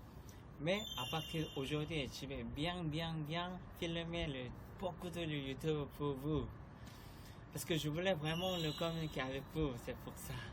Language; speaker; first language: French; non-native, learner; Korean